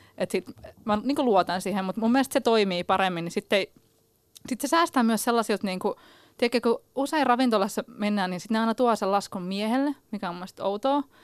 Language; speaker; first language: Finnish; native; Finnish